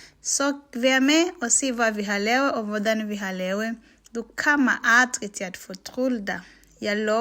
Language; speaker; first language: Danish; non-native, fluent; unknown